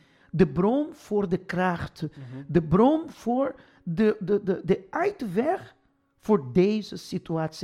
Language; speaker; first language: Dutch; non-native, fluent; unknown